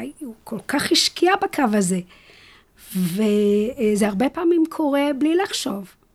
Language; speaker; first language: Hebrew; non-native, fluent; English